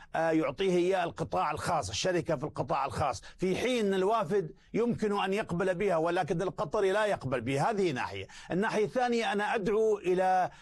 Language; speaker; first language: Arabic; native; Arabic